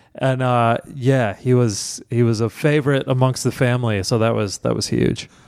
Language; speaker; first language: English; native; English